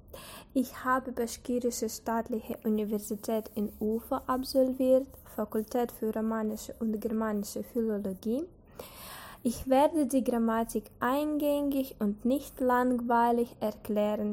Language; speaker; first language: German; non-native, fluent; Russian